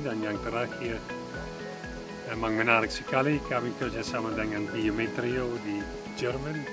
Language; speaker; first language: Indonesian; non-native, fluent; Dutch